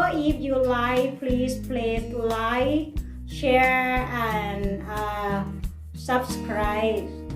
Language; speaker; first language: English; non-native, learner; Thai